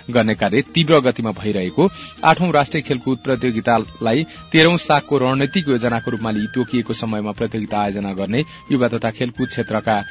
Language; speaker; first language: Nepali; native; Nepali